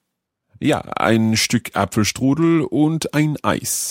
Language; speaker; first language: German; non-native, learner; English